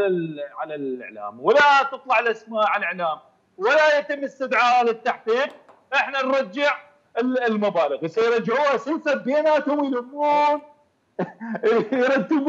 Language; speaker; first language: Arabic; native; Arabic